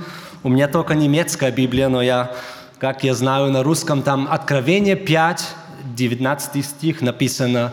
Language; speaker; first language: Russian; early bilingual, heritage; German